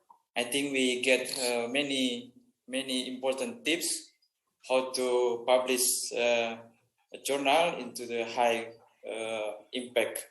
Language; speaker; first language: English; non-native, fluent; Indonesian